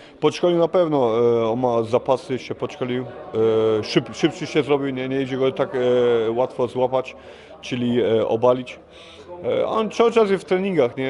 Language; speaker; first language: Polish; early bilingual, heritage; Polish